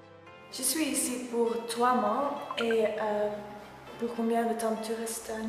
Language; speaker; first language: French; non-native, learner; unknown